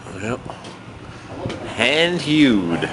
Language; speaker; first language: English; native; English